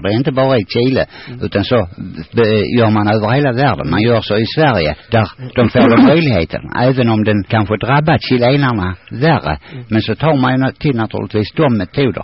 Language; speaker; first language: Swedish; native; Swedish